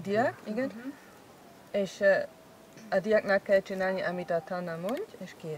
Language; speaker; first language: Hungarian; non-native, learner; German